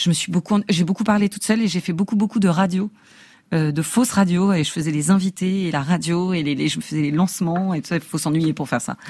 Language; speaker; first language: French; native; French